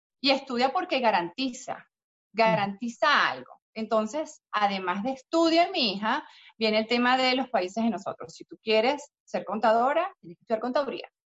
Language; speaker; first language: Spanish; native; Spanish